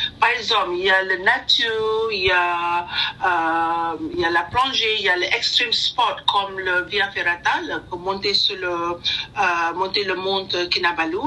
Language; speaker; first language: French; non-native, learner; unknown